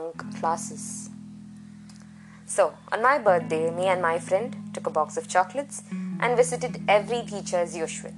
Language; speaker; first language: English; non-native, local second language; Malayalam